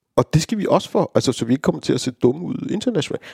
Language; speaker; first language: Danish; early bilingual, other home language; Romanian